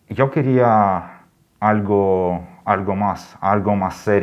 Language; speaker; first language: Spanish; non-native, fluent; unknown